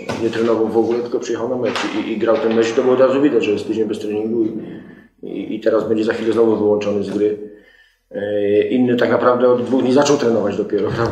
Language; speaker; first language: Polish; native; Polish